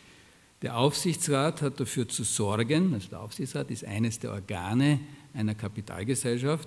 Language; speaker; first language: German; native; German